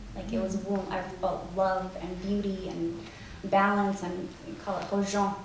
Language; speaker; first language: English; native; English